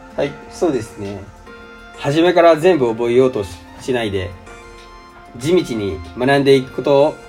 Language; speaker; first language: Japanese; early bilingual, other home language; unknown